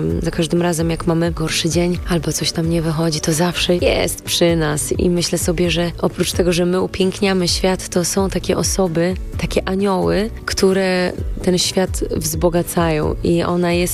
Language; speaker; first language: Polish; native; Polish